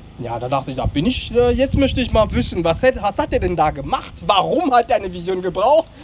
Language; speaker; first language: German; non-native, fluent; French